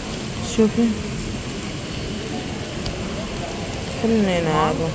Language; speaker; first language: Arabic; native; Arabic